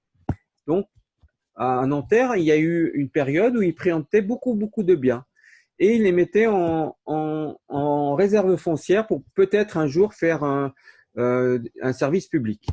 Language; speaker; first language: French; native; French